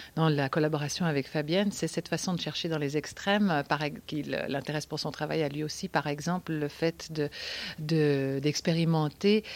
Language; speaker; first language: French; native; French